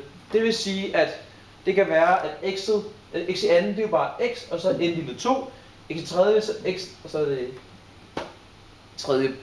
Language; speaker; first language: Danish; native; Danish